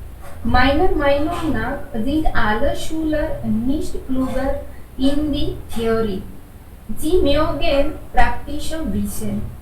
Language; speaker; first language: German; non-native, learner; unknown